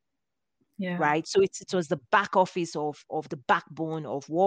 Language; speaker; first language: English; non-native, local second language; Yoruba